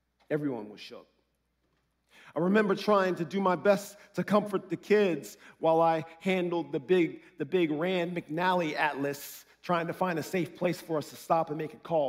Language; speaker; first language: English; native; English